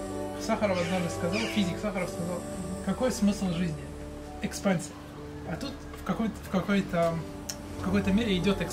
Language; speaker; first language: Russian; non-native, fluent; French